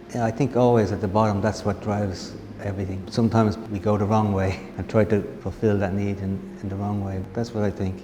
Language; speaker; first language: English; native; English